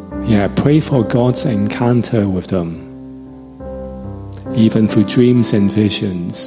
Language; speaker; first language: English; non-native, local second language; Cantonese